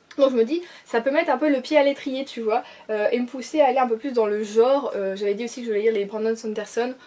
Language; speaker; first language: French; native; French